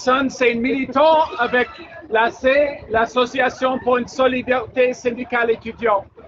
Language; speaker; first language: French; non-native, learner; English